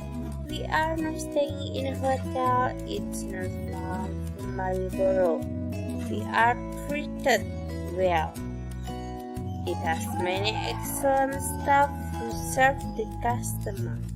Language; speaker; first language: English; non-native, fluent; Indonesian